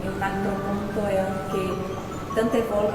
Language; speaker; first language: Italian; non-native, fluent; Portuguese